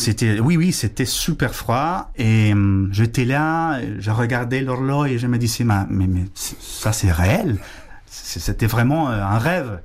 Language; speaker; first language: French; non-native, fluent; Spanish